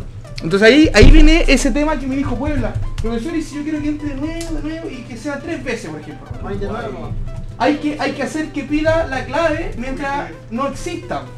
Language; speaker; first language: Spanish; native; Spanish